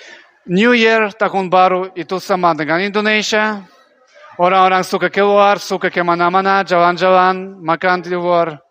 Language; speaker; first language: Indonesian; non-native, learner; Russian